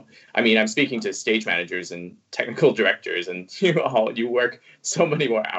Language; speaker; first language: English; non-native, fluent; Cantonese